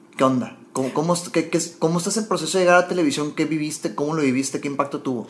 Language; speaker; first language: Spanish; native; Spanish